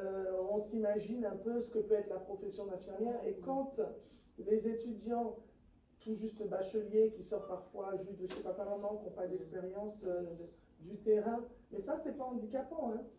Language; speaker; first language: French; native; French